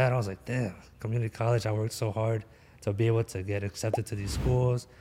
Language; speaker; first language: English; native; English